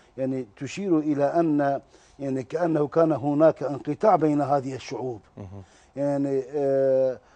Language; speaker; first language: Arabic; non-native, fluent; Turkish